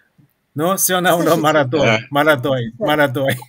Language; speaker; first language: Russian; non-native, fluent; Chinese